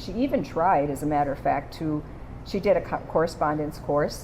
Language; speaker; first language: English; native; English